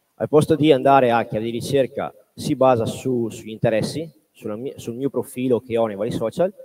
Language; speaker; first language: Italian; native; Italian